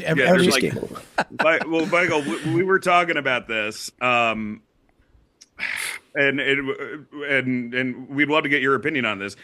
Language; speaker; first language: English; native; English